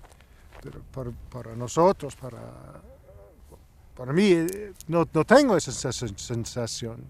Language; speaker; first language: Spanish; non-native, learner; English